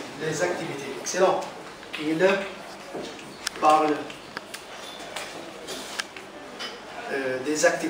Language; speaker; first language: French; non-native, fluent; Arabic